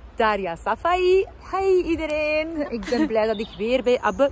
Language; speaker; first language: Dutch; non-native, fluent; Persian